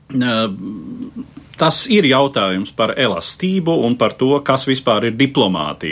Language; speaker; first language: Latvian; early bilingual, heritage; Latvian